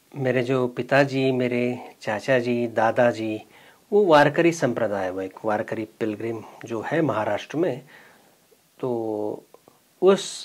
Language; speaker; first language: Hindi; non-native, local second language; Marathi